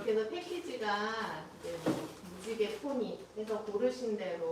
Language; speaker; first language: Korean; native; Korean